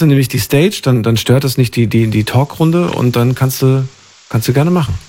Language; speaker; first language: German; native; German